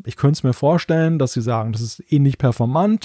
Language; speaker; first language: German; native; German